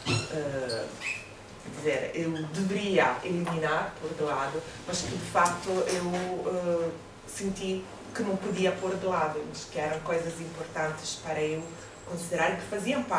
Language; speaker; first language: Portuguese; non-native, fluent; Italian